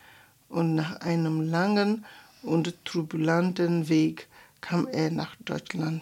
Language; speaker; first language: German; non-native, fluent; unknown